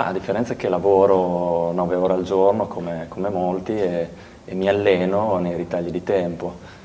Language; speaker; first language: Italian; native; Italian